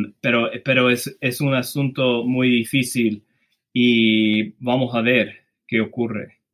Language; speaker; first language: Spanish; non-native, fluent; English